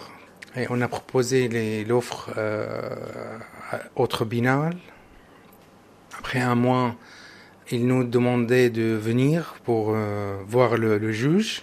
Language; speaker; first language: French; non-native, learner; Arabic